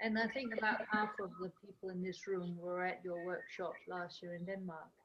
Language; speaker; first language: English; non-native, fluent; Danish